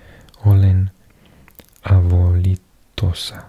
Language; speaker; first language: Finnish; non-native, learner; English